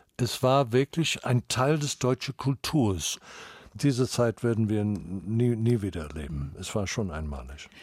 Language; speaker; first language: German; non-native, fluent; English